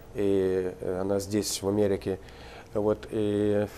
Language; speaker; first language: Russian; non-native, local second language; Ukrainian